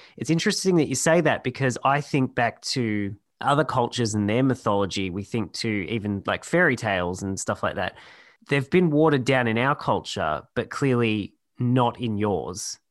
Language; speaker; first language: English; native; English